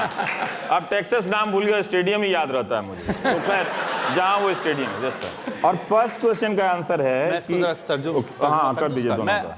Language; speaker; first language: Hindi; native; Hindi